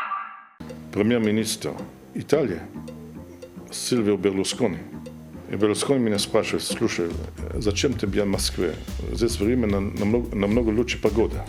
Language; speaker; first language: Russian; non-native, fluent; German